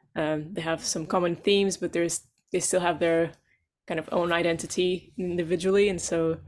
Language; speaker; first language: English; non-native, fluent; Portuguese